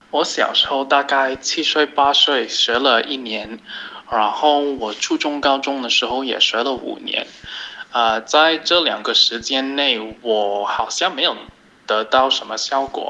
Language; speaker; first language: Chinese; non-native, fluent; English